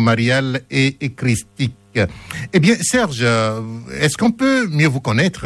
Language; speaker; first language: French; native; French